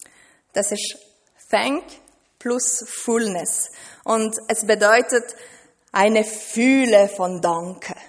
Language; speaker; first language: German; non-native, fluent; French